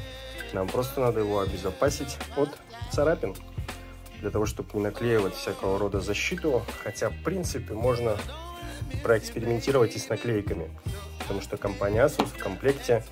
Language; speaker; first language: Russian; native; Russian